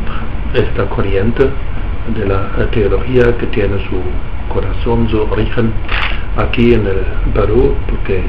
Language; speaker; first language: Spanish; non-native, fluent; German